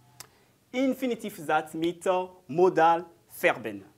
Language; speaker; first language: German; non-native, learner; French